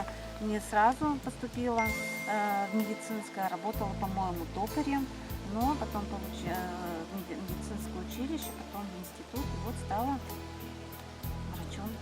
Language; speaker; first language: Russian; native; Russian